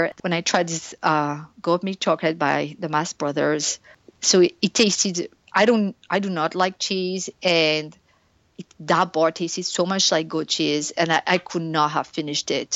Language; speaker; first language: English; non-native, fluent; French